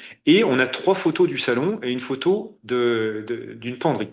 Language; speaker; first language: French; native; French